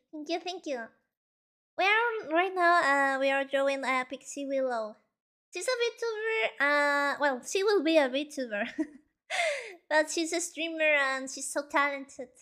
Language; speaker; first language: English; non-native, learner; Spanish